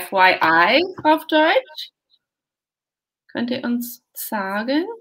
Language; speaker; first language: German; non-native, fluent; English